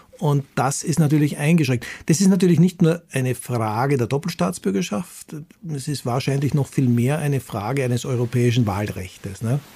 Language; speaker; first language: German; native; German